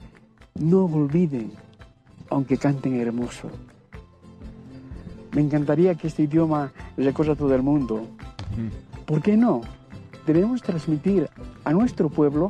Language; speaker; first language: Spanish; non-native, local second language; Quechua